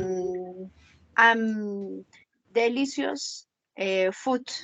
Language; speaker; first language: English; non-native, learner; Spanish